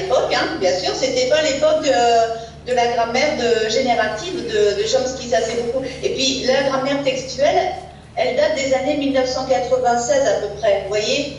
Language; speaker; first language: French; native; French